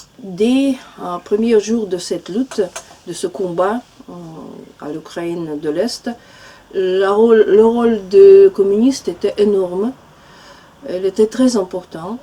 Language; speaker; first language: French; non-native, fluent; Russian